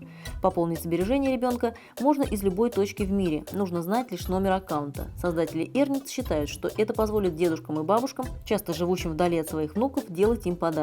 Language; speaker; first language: Russian; native; Russian